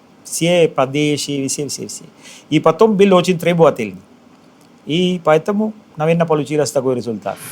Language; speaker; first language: Russian; non-native, fluent; Sinhala